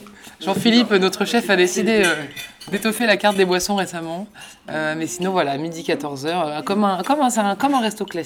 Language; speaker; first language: French; native; French